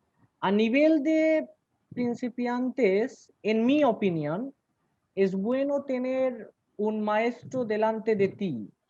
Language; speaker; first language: Spanish; non-native, learner; Bangla